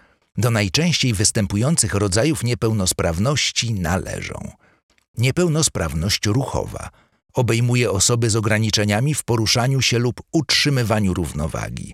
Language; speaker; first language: Polish; native; Polish